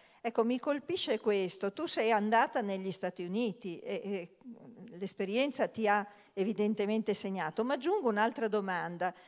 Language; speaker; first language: Italian; native; Italian